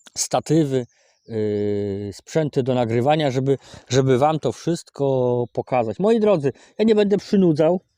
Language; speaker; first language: Polish; native; Polish